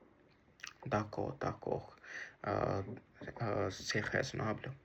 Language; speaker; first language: French; non-native, learner; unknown